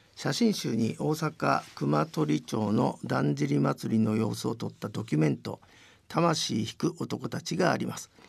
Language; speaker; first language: Japanese; native; Japanese